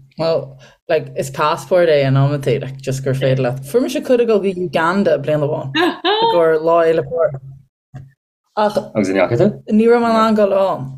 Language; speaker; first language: Irish; native; Irish